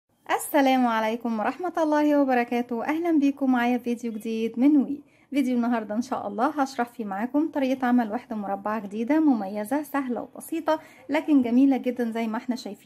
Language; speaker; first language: Arabic; native; Arabic